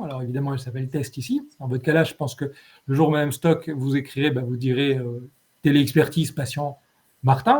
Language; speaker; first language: French; native; French